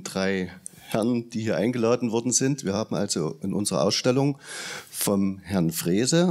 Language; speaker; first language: German; native; German